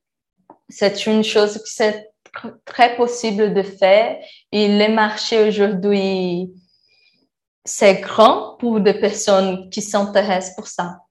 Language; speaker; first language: French; non-native, learner; Portuguese